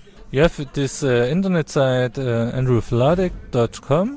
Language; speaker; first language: English; non-native, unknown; German